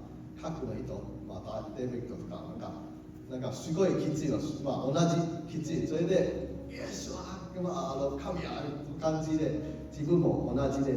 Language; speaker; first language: Japanese; non-native, learner; Cantonese